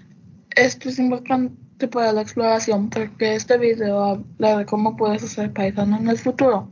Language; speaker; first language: Spanish; early bilingual, heritage; Spanish